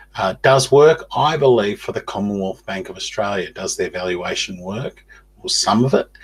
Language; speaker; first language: English; native; English